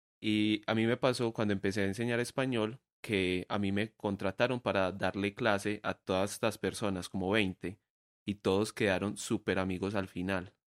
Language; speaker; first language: Spanish; native; Spanish